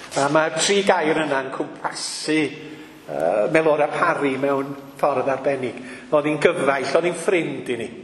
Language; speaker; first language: Welsh; native; Welsh